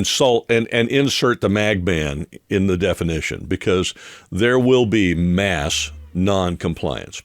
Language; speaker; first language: English; native; English